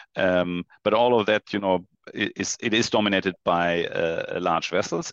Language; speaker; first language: English; non-native, fluent; German